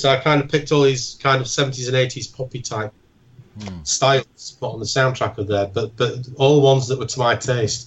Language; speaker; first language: English; native; English